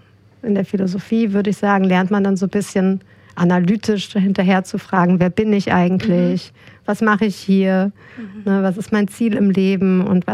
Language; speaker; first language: German; native; German